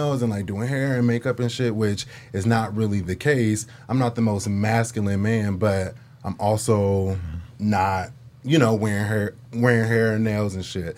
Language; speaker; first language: English; native; English